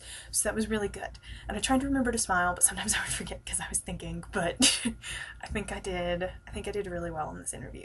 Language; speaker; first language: English; native; English